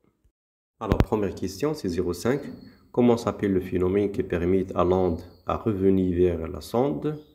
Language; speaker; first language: French; non-native, local second language; Arabic